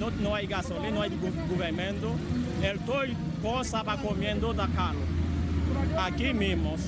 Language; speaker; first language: Spanish; non-native, learner; Haitian Creole